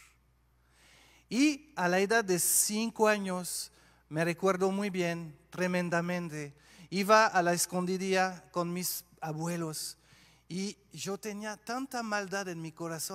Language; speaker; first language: Spanish; non-native, fluent; French